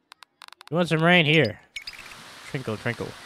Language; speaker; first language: English; native; English